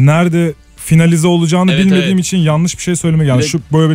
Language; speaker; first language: Turkish; native; Turkish